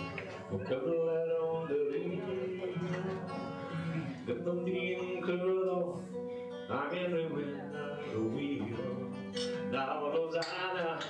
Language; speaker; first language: Welsh; native; Welsh